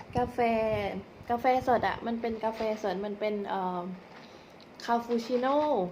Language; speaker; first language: Thai; native; Thai